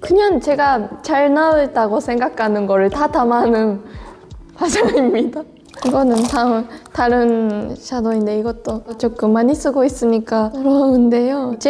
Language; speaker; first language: Korean; non-native, fluent; Japanese